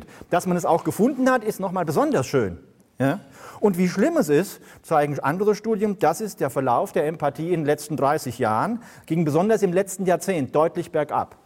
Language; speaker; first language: German; native; German